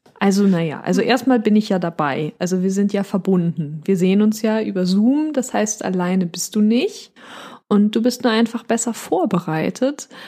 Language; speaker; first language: German; native; German